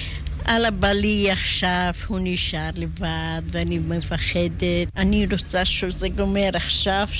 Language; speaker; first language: Hebrew; non-native, learner; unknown